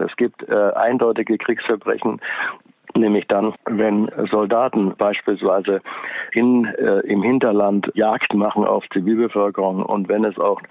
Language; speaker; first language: German; native; German